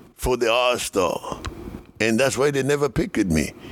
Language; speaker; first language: English; non-native, fluent; Spanish